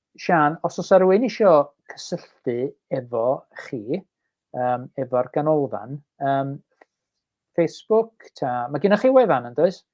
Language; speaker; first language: Welsh; native; Welsh